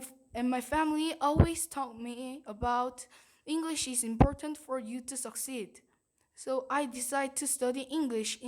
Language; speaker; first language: English; non-native, learner; Korean